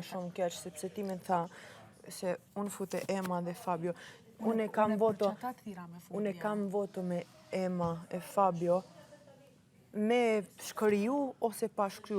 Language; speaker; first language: Albanian; early bilingual, heritage; Albanian